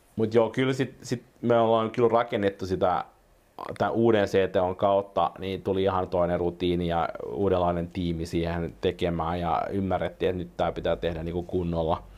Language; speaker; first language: Finnish; non-native, local second language; Swedish